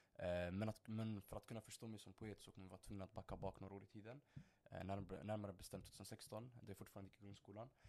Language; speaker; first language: Swedish; early bilingual, other home language; Somali